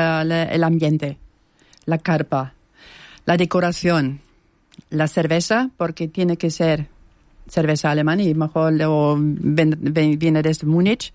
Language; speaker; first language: Spanish; non-native, fluent; German